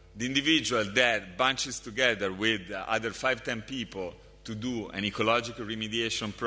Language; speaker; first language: English; non-native, fluent; Italian